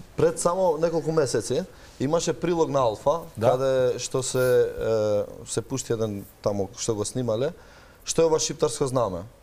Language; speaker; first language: Macedonian; non-native, local second language; Albanian